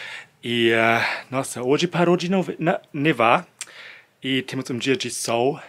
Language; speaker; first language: Portuguese; non-native, fluent; German